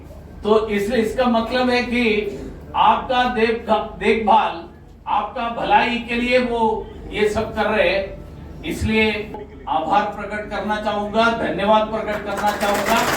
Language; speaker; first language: Hindi; non-native, local second language; Malayalam